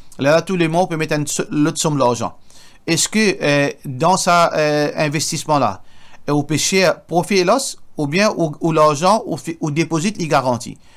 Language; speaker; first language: French; non-native, local second language; Morisyen